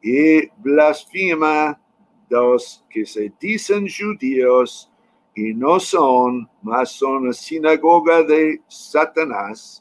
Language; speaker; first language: Spanish; non-native, fluent; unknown